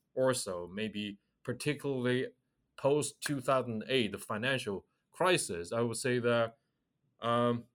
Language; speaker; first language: English; non-native, fluent; Chinese